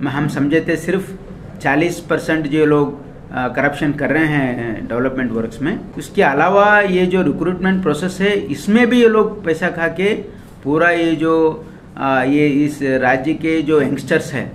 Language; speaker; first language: Hindi; non-native, local second language; Kannada